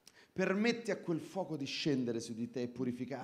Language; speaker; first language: Italian; native; Italian